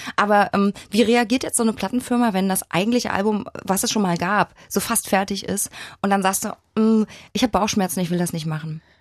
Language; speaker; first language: German; native; German